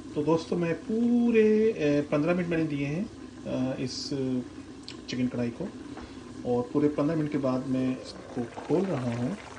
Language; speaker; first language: Urdu; non-native, local second language; Punjabi